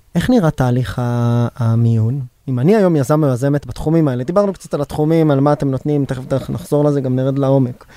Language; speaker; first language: Hebrew; native; Hebrew